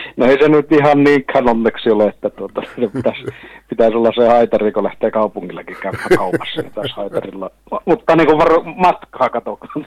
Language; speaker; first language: Finnish; native; Finnish